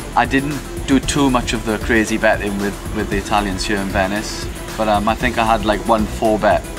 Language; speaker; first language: English; native; English